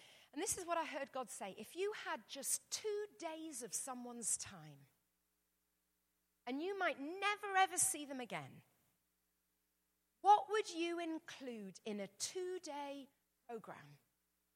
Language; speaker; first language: English; native; English